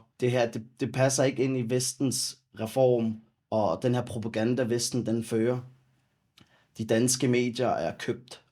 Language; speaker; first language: Danish; early bilingual, other home language; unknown